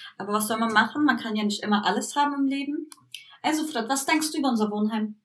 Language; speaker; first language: German; early bilingual, other home language; Turkish